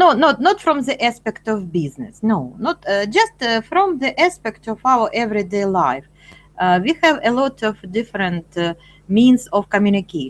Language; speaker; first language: English; non-native, fluent; Russian